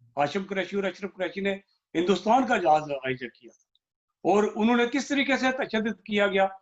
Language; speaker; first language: Urdu; non-native, local second language; Punjabi